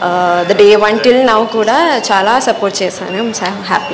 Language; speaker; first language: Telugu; non-native, learner; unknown